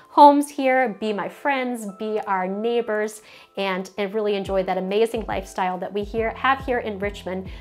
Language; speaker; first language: English; native; English